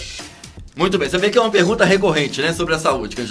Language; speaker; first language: Portuguese; native; Portuguese